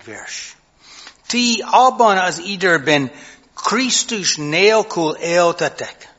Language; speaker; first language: Hungarian; non-native, fluent; English